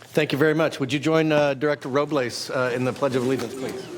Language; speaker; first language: English; native; English